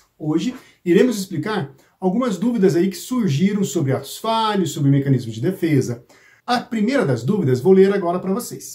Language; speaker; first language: Portuguese; native; Portuguese